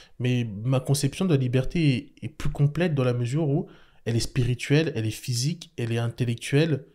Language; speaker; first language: French; early bilingual, other home language; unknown